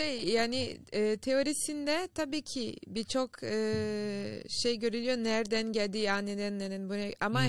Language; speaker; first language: Turkish; non-native, learner; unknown